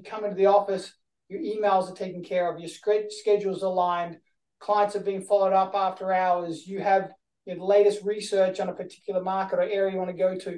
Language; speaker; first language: English; native; English